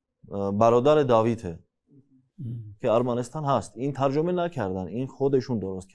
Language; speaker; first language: Persian; non-native, fluent; Armenian